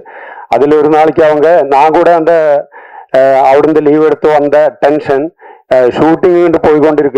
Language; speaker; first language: Tamil; non-native, learner; Malayalam